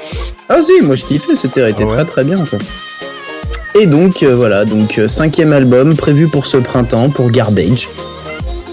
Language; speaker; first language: French; native; French